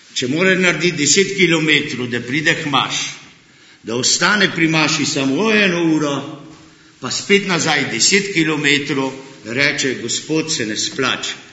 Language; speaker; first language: Slovenian; early bilingual, heritage; Slovenian